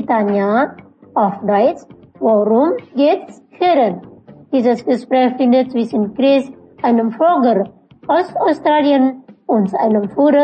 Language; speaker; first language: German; non-native, fluent; Indonesian